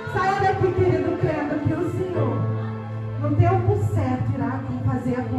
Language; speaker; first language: Portuguese; native; Portuguese